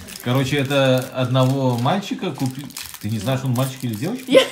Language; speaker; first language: Russian; native; Russian